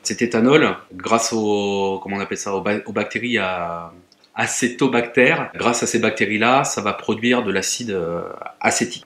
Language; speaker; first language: French; native; French